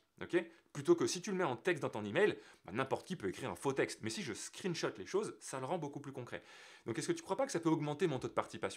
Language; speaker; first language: French; native; French